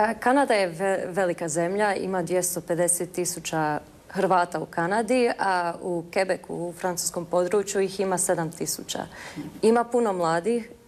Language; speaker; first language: Croatian; early bilingual, heritage; Croatian